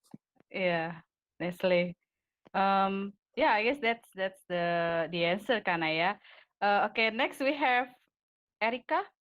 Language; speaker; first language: English; non-native, fluent; Indonesian